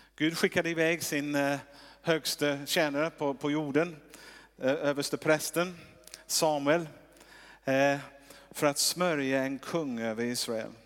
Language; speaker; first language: Swedish; non-native, fluent; English